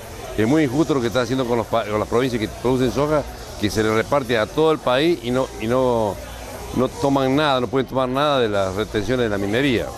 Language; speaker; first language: Spanish; native; Spanish